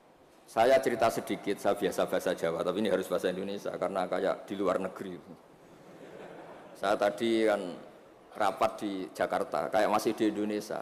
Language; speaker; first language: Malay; non-native, local second language; Javanese